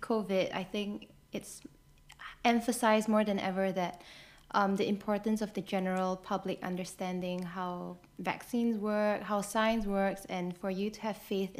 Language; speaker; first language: English; non-native, local second language; Chinese